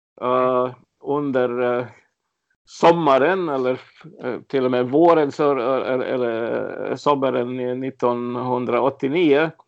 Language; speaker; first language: Swedish; early bilingual, other home language; Latvian